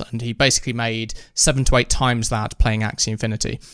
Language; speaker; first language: English; early bilingual, other home language; Filipino